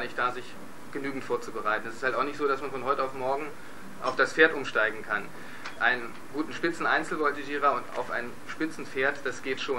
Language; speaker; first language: German; native; German